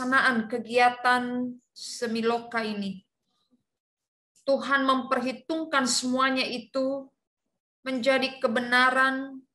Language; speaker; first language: Indonesian; native; Indonesian